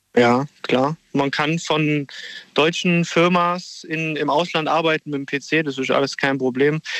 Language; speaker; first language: German; early bilingual, other home language; Italian